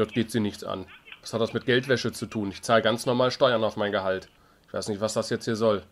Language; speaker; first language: German; native; German